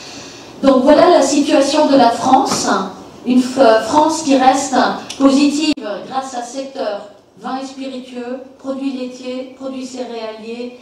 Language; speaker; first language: French; native; French